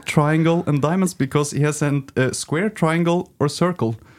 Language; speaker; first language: English; non-native, fluent; Norwegian